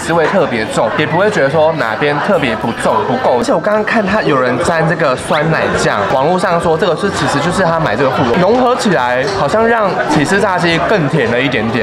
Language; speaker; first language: Chinese; native; Chinese